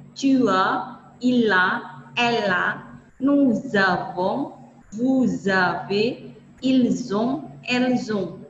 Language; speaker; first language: French; non-native, fluent; Indonesian